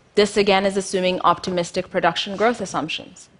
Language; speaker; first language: English; non-native, fluent; Amharic